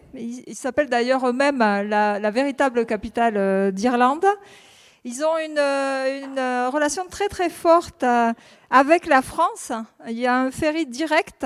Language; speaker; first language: French; native; French